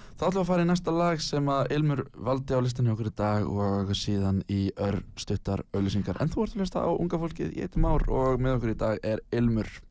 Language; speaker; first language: Icelandic; native; Icelandic